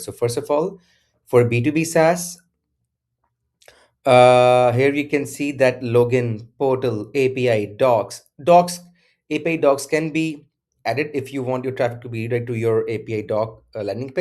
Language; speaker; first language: English; non-native, local second language; Urdu